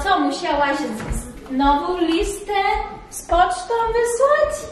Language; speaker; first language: Polish; early bilingual, heritage; English